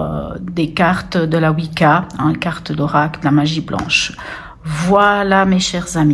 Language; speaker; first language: French; native; French